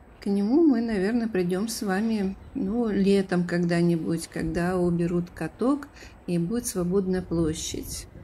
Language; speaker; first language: Russian; native; Russian